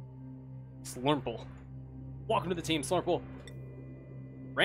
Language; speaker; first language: English; native; English